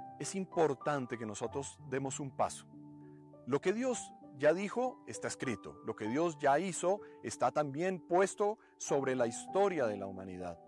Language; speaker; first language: Spanish; native; Spanish